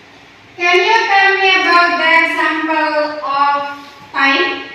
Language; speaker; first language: English; non-native, learner; Indonesian